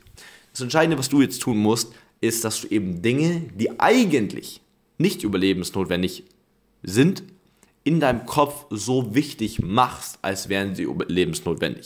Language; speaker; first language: German; native; German